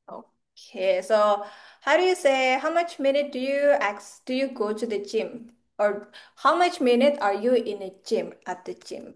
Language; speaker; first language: English; non-native, fluent; Indonesian